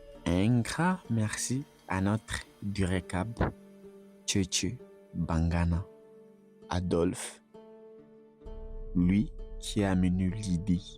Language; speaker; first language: French; non-native, local second language; Swahili